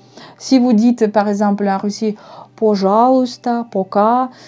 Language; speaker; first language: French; non-native, fluent; Russian